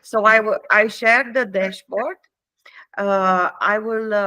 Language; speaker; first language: English; non-native, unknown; Romanian